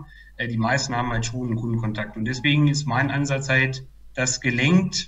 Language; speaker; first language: German; native; German